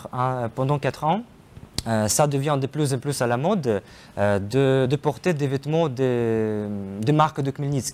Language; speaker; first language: French; non-native, fluent; Ukrainian